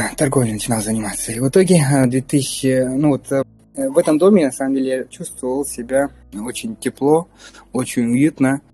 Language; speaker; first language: Russian; early bilingual, other home language; Pashto